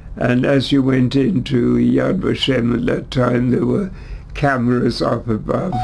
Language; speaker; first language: English; early bilingual, other home language; German